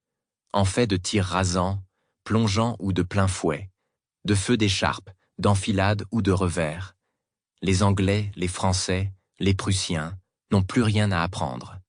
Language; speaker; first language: French; native; French